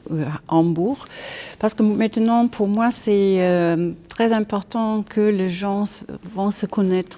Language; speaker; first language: French; non-native, fluent; German